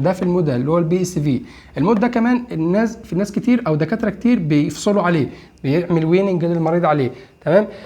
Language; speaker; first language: Arabic; native; Arabic